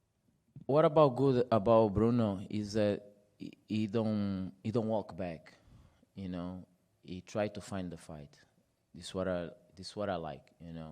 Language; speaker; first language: English; non-native, fluent; Portuguese